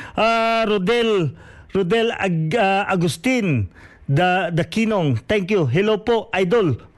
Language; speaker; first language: Filipino; non-native, local second language; Hiligaynon